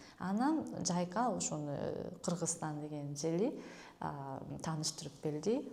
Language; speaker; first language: Kyrgyz; non-native, fluent; Japanese